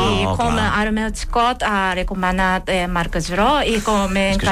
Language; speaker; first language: Catalan; non-native, learner; Japanese